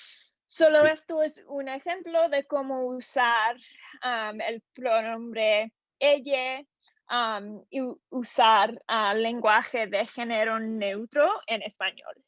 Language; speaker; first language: Spanish; non-native, learner; English